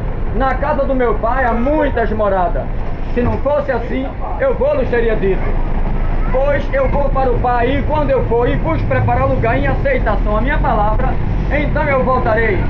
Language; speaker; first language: Portuguese; native; Portuguese